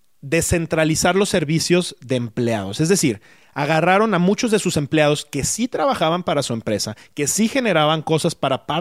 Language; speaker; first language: Spanish; native; Spanish